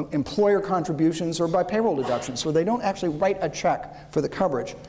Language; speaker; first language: English; native; English